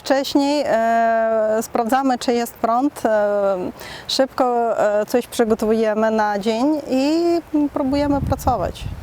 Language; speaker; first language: Polish; non-native, fluent; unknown